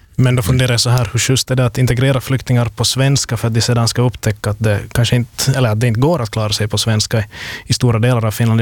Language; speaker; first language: Swedish; native; Swedish